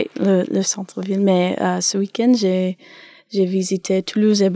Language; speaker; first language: French; non-native, learner; English